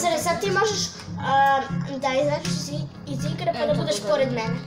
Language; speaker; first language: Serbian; early bilingual, heritage; Serbian